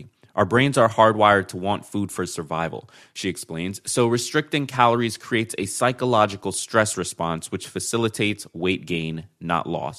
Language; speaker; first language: English; native; English